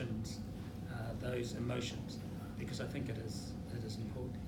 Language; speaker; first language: English; native; English